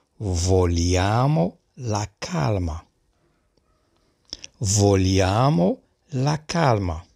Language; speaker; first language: Italian; non-native, learner; Arabic